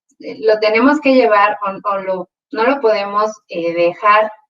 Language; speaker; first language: Spanish; native; Spanish